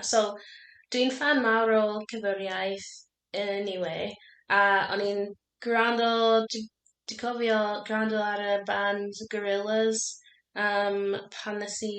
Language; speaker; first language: Welsh; non-native, learner; English